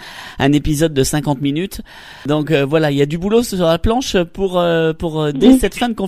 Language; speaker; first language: French; native; French